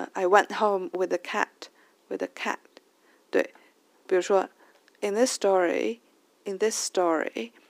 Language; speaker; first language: English; non-native, fluent; Chinese